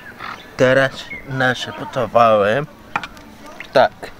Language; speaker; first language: Polish; non-native, learner; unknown